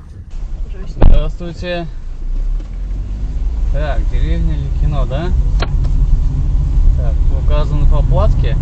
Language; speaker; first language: Russian; non-native, local second language; Kyrgyz